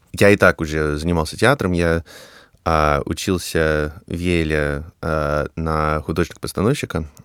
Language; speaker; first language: Russian; non-native, fluent; English